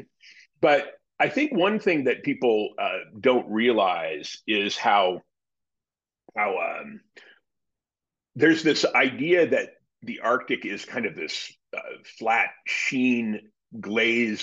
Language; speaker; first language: English; native; English